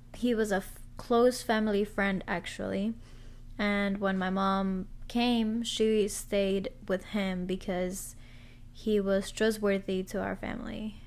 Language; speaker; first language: English; early bilingual, other home language; Spanish